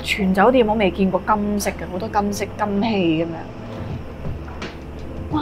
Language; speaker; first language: Cantonese; early bilingual, heritage; Cantonese